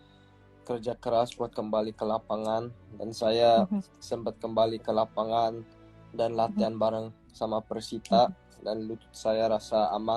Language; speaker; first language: Indonesian; early bilingual, heritage; English